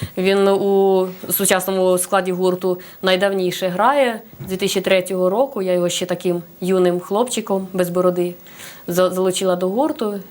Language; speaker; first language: Ukrainian; non-native, local second language; Russian